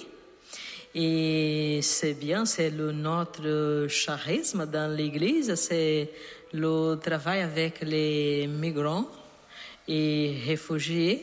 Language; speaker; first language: French; non-native, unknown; Portuguese